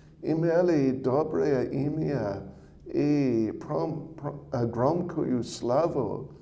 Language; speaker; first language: Russian; non-native, learner; English